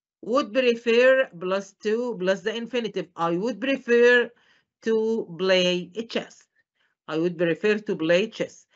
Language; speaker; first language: English; non-native, fluent; Arabic